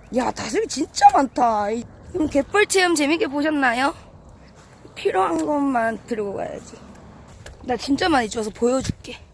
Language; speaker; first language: Korean; native; Korean